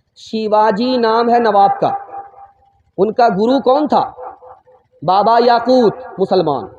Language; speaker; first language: Urdu; non-native, local second language; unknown